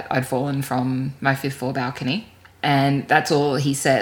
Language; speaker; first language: English; native; English